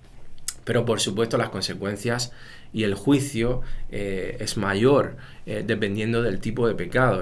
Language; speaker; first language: Spanish; native; Spanish